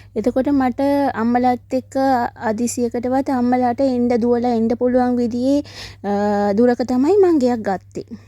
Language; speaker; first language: Sinhala; non-native, local second language; Tamil